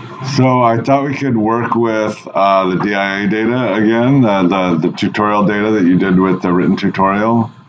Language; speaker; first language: English; native; English